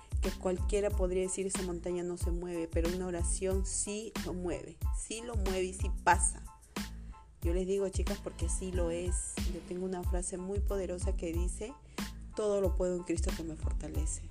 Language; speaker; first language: Spanish; native; Spanish